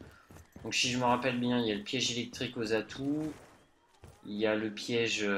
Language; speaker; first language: French; native; French